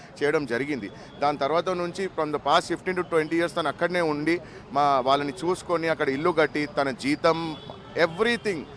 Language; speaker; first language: Telugu; native; Telugu